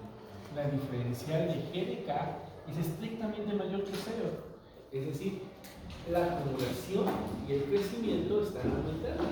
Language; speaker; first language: Spanish; native; Spanish